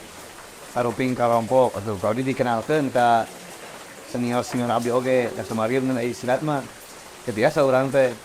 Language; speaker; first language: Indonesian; non-native, local second language; Sundanese